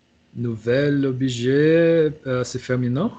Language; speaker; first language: French; non-native, learner; Portuguese